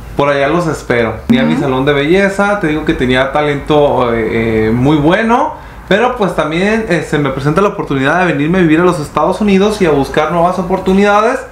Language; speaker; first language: Spanish; native; Spanish